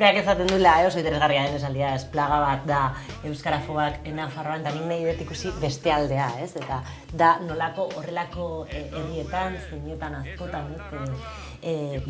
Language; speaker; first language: Basque; non-native, local second language; Spanish